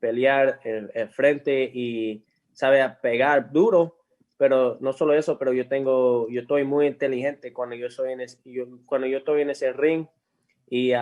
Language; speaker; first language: Spanish; early bilingual, heritage; English